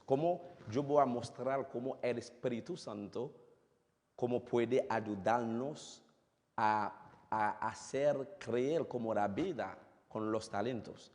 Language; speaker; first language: Spanish; non-native, fluent; Haitian Creole